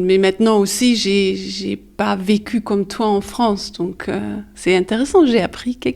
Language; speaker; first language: French; early bilingual, heritage; French